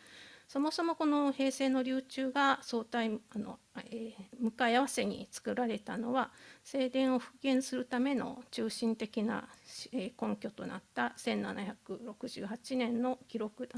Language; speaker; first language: Japanese; native; Japanese